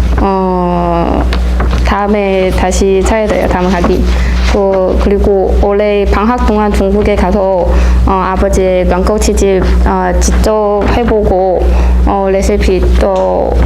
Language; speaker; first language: Korean; non-native, learner; Chinese